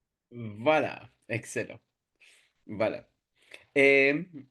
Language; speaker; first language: French; non-native, fluent; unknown